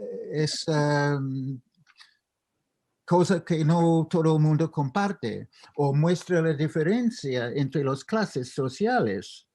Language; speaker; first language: Spanish; non-native, fluent; English